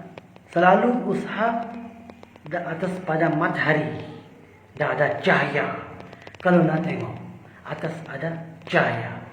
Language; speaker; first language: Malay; non-native, learner; Urdu